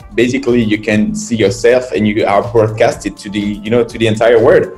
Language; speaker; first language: English; non-native, fluent; French